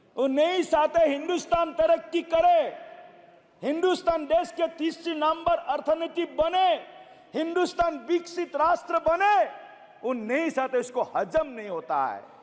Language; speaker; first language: Hindi; non-native, local second language; Assamese